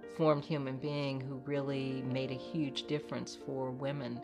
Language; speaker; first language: English; native; English